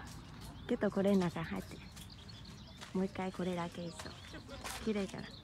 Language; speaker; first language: Japanese; non-native, learner; Vietnamese